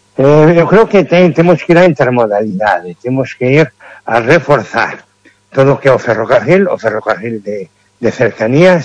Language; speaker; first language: Galician; native; Galician